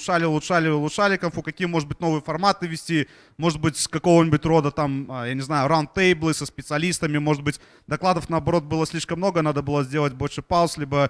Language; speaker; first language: Russian; native; Russian